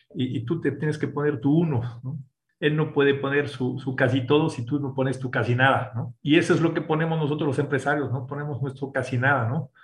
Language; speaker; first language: Spanish; non-native, fluent; French